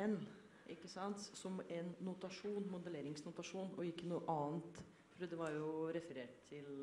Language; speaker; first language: Norwegian; non-native, fluent; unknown